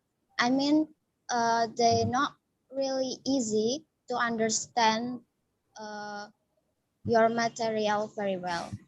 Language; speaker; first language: English; non-native, learner; Indonesian